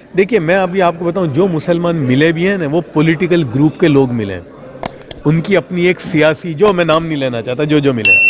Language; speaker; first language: Hindi; non-native, local second language; Gujarati